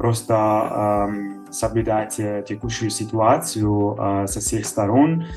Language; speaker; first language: Russian; non-native, fluent; Italian